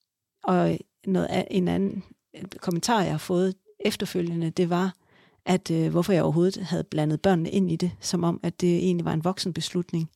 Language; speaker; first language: Danish; native; Danish